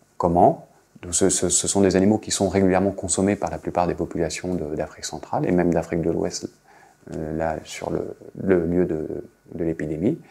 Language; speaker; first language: French; native; French